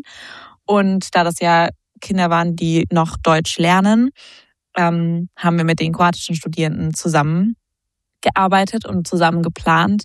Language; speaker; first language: German; native; German